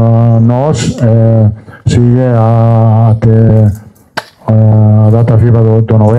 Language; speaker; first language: Portuguese; non-native, learner; Italian